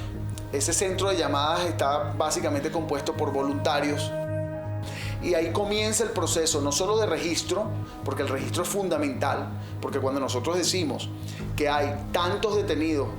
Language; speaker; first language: Spanish; native; Spanish